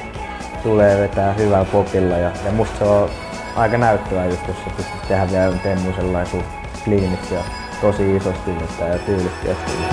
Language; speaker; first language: Finnish; native; Finnish